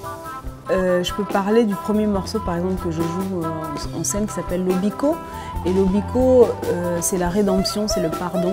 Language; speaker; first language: French; non-native, local second language; Lingala